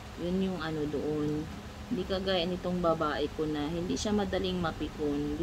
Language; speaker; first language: Filipino; non-native, local second language; Cebuano